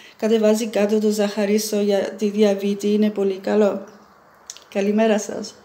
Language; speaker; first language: Greek; early bilingual, heritage; Greek